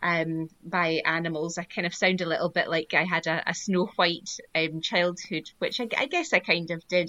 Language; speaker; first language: English; native; English